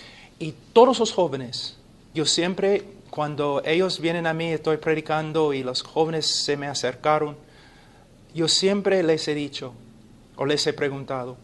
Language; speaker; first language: Spanish; non-native, fluent; English